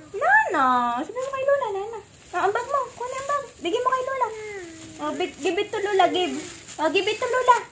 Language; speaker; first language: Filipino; non-native, local second language; Cebuano